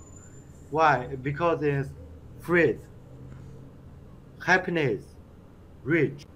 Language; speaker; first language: English; non-native, learner; Uyghur